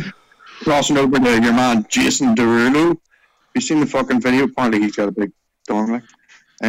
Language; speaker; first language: English; native; English